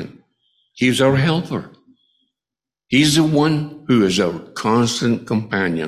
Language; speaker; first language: English; native; English